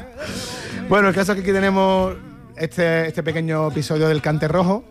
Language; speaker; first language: Spanish; native; Spanish